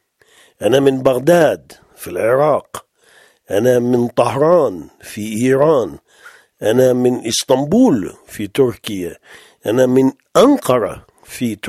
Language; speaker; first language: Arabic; non-native, fluent; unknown